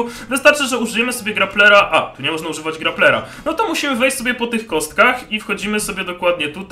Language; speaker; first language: Polish; native; Polish